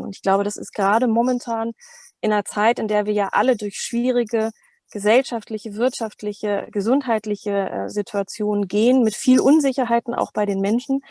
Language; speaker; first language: German; native; German